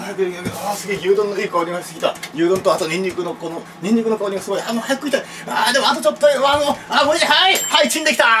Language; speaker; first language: Japanese; native; Japanese